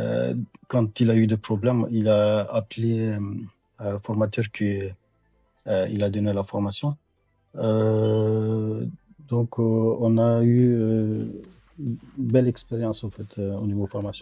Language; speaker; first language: French; non-native, fluent; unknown